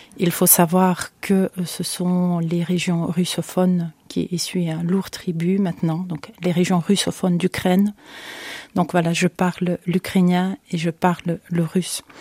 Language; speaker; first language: French; non-native, fluent; Ukrainian